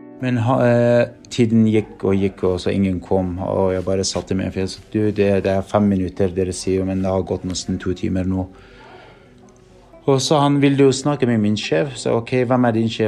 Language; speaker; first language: Norwegian; non-native, fluent; Persian